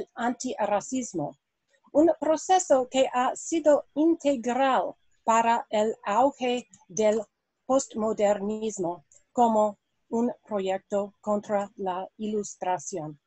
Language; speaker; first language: Spanish; non-native, learner; English